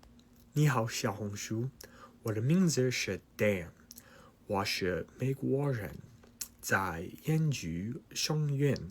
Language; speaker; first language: Chinese; non-native, learner; English